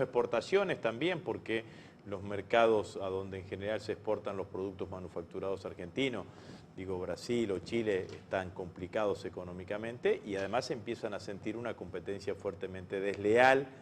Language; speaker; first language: Spanish; native; Spanish